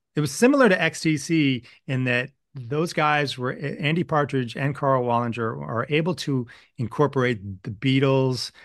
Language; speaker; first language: English; native; English